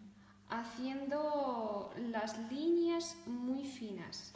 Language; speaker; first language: Spanish; non-native, fluent; Russian